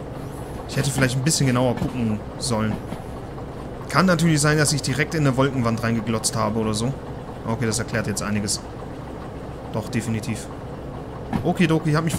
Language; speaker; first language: German; native; German